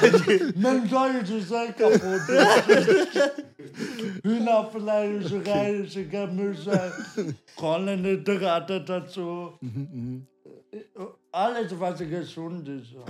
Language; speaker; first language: German; non-native, learner; Polish